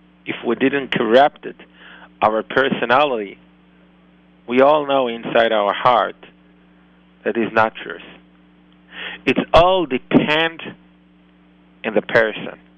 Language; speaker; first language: English; non-native, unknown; Hebrew